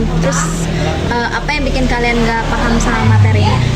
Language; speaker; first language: Indonesian; native; Indonesian